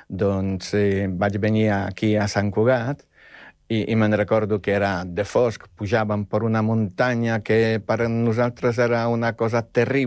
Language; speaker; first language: Catalan; non-native, fluent; Polish